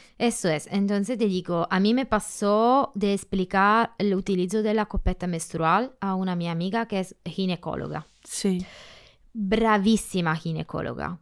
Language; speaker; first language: Spanish; non-native, learner; Italian